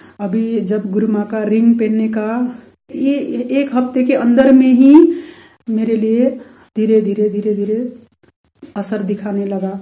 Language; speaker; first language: Hindi; non-native, local second language; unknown